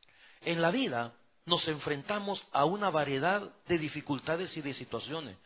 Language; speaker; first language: Spanish; native; Spanish